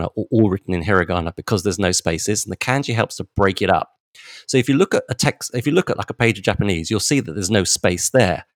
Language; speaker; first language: English; native; English